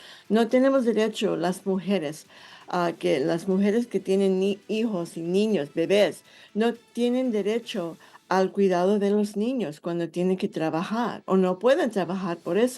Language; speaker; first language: Spanish; non-native, fluent; English